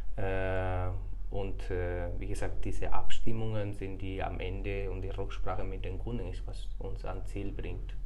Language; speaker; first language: German; non-native, fluent; Spanish